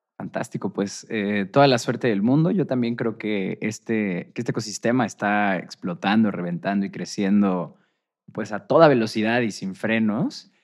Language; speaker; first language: Spanish; native; Spanish